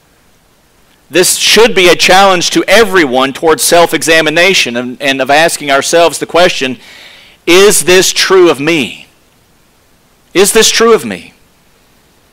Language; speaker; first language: English; native; English